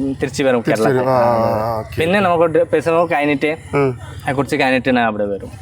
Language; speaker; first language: Malayalam; non-native, fluent; Bangla